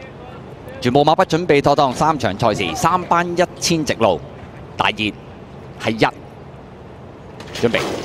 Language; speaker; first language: Cantonese; native; Cantonese